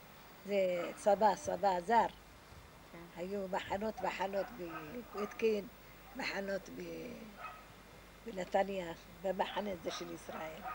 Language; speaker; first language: Hebrew; non-native, fluent; Arabic